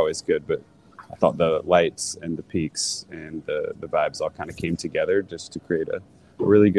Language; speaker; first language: English; native; English